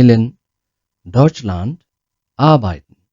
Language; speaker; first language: German; non-native, learner; Urdu